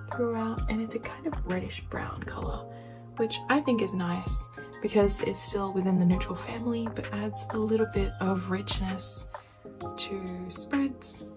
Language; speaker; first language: English; native; English